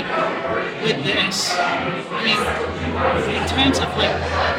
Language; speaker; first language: English; native; English